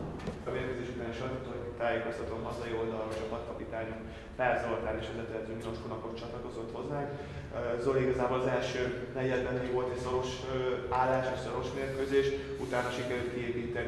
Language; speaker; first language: Hungarian; native; Hungarian